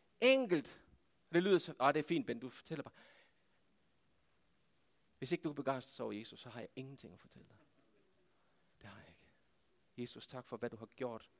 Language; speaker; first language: Danish; native; Danish